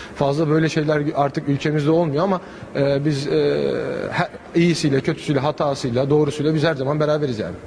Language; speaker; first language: Turkish; native; Turkish